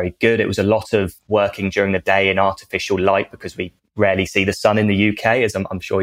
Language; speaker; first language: English; native; English